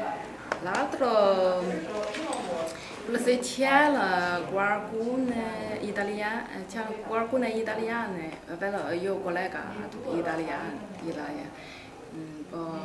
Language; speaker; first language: Italian; non-native, learner; Chinese